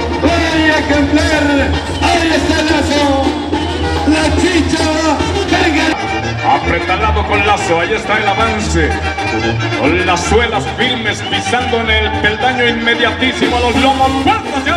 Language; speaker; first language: Spanish; native; Spanish